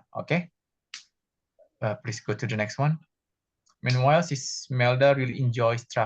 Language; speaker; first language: English; non-native, fluent; Indonesian